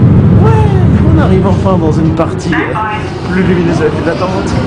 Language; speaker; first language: French; native; French